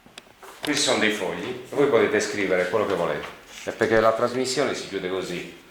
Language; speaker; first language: Italian; native; Italian